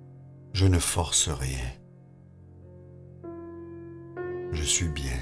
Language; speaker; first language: French; native; French